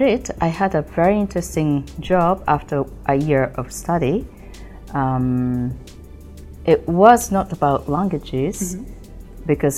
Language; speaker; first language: English; non-native, fluent; Japanese